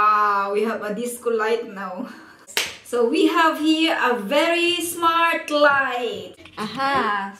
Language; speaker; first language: English; non-native, learner; Filipino